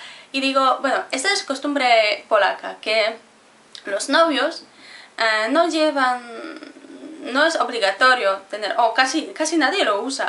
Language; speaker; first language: Spanish; non-native, fluent; Polish